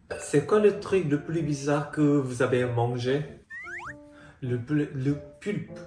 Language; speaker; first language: French; non-native, fluent; Korean